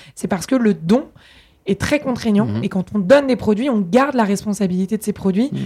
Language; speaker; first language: French; native; French